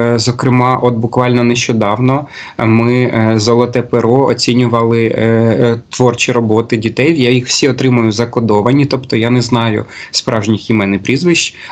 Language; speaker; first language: Ukrainian; native; Ukrainian